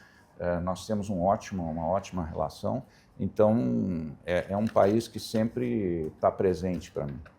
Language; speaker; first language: Portuguese; native; Portuguese